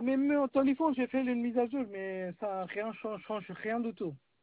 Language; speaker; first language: French; non-native, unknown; Bangla